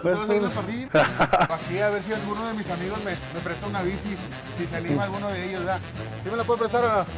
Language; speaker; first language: Spanish; native; Spanish